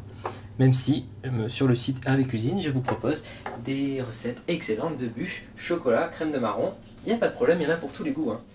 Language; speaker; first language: French; native; French